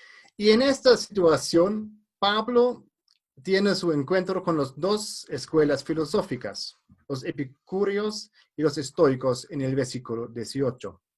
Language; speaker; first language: Spanish; non-native, fluent; German